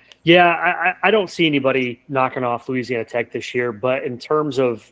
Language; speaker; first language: English; native; English